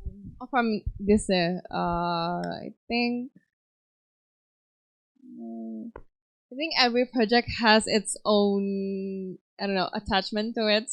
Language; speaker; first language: English; non-native, fluent; Indonesian